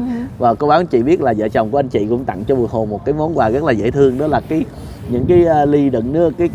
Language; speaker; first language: Vietnamese; native; Vietnamese